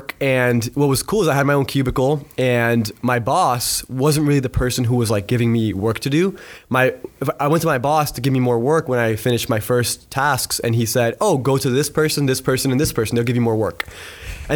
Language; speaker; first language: English; native; English